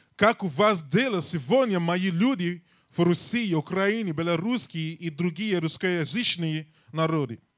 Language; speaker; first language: Russian; non-native, learner; English